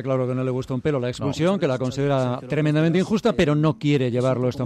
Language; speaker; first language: Spanish; native; Spanish